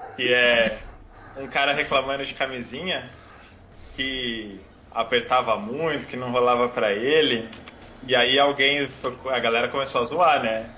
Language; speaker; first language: Portuguese; native; Portuguese